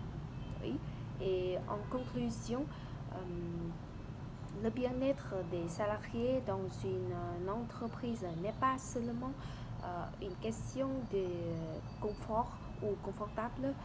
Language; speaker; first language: French; non-native, learner; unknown